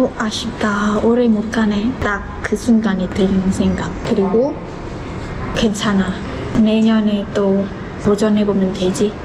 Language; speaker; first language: Korean; non-native, fluent; Khmer